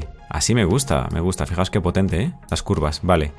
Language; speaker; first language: Spanish; native; Spanish